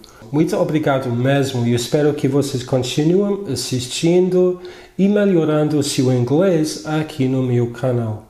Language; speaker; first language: Portuguese; non-native, fluent; English